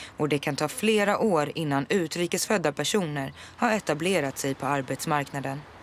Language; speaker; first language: Swedish; native; Swedish